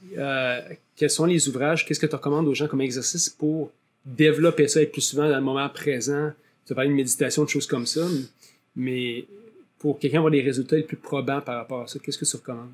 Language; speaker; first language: French; native; French